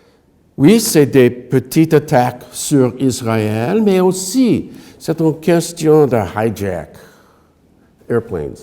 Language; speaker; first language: French; non-native, fluent; English